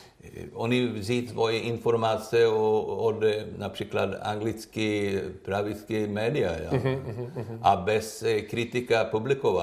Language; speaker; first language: Czech; non-native, learner; Swedish